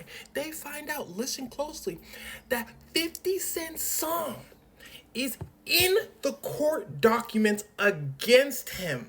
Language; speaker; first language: English; native; English